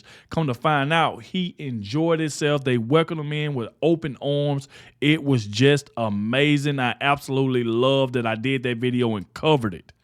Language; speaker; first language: English; native; English